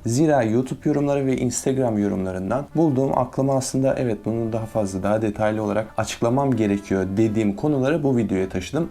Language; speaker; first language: Turkish; native; Turkish